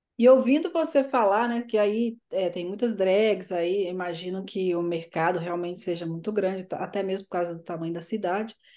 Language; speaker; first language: Portuguese; native; Portuguese